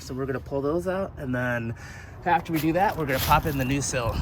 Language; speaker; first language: English; native; English